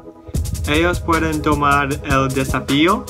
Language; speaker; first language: Spanish; non-native, learner; English